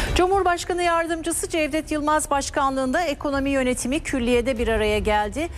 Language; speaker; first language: Turkish; native; Turkish